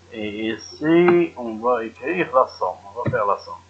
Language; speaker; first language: French; non-native, local second language; Arabic